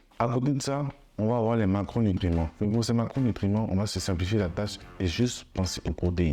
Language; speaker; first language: French; native; French